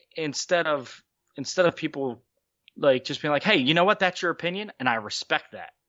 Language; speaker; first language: English; native; English